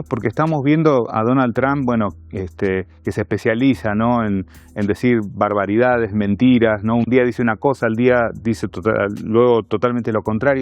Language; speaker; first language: Spanish; native; Spanish